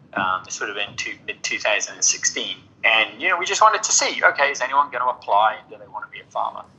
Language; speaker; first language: English; native; English